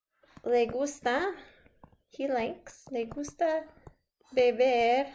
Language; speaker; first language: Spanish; non-native, fluent; English